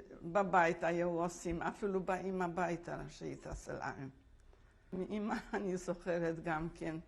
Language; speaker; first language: Hebrew; non-native, fluent; Polish